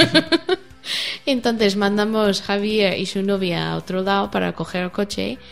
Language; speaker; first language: Spanish; non-native, learner; English